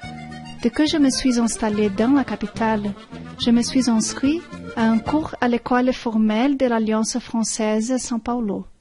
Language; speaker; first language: French; non-native, learner; Portuguese